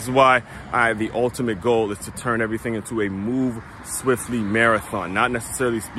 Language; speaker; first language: English; native; English